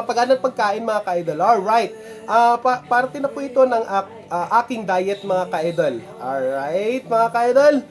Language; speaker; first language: Filipino; non-native, local second language; Cebuano